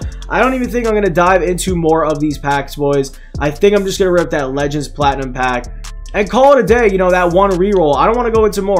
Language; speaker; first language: English; native; English